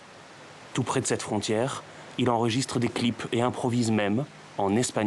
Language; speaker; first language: French; native; French